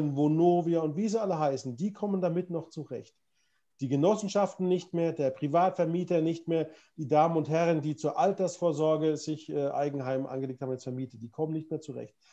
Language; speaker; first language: German; native; German